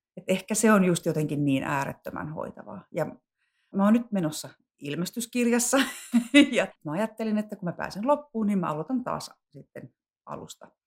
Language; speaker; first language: Finnish; native; Finnish